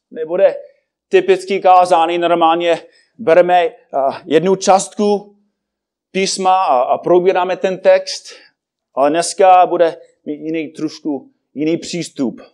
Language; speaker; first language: Czech; non-native, fluent; English